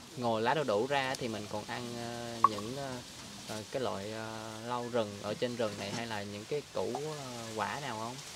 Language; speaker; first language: Vietnamese; native; Vietnamese